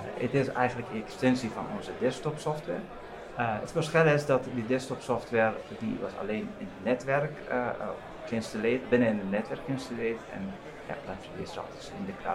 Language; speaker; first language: Dutch; non-native, fluent; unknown